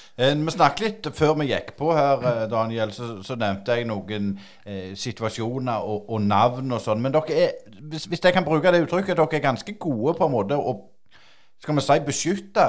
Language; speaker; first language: Norwegian; native; Norwegian